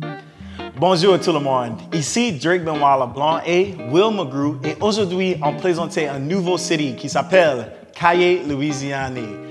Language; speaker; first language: French; non-native, learner; English